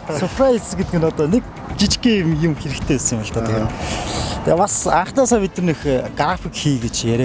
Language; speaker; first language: Mongolian; native; Mongolian